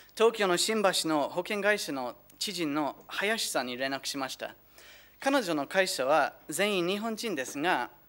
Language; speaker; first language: Japanese; non-native, fluent; English